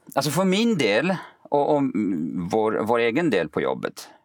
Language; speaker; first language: Swedish; early bilingual, other home language; Kurdish